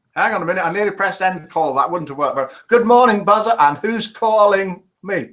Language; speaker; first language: English; native; English